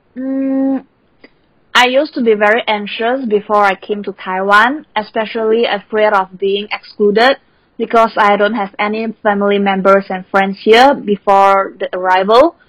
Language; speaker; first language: English; non-native, local second language; Chinese